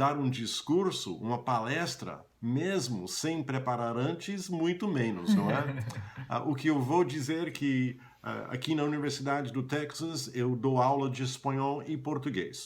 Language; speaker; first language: Portuguese; non-native, fluent; English